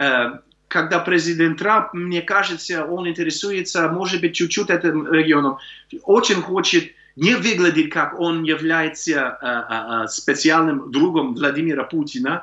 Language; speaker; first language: Russian; non-native, fluent; English